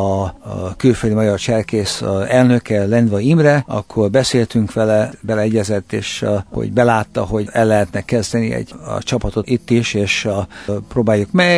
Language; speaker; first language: Hungarian; early bilingual, heritage; Hungarian